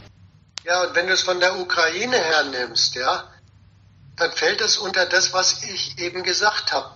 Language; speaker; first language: German; native; German